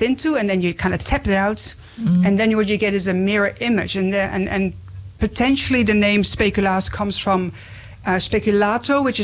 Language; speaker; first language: English; non-native, fluent; Dutch